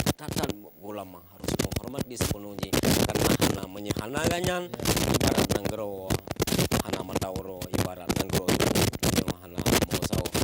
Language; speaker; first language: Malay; non-native, local second language; Achinese